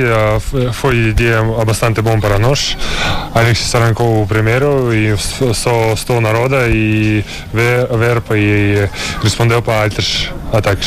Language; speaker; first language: Portuguese; non-native, learner; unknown